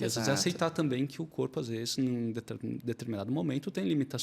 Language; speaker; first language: Portuguese; native; Portuguese